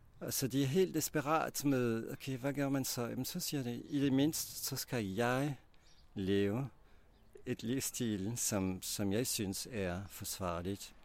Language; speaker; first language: Danish; non-native, fluent; French